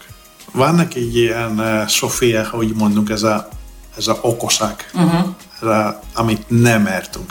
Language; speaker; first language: Hungarian; non-native, fluent; Greek